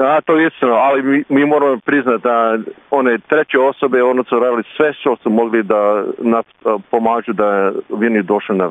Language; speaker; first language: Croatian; early bilingual, heritage; Croatian